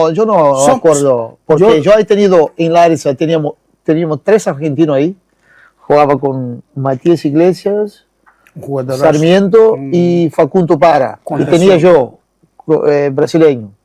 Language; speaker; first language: Spanish; non-native, fluent; Portuguese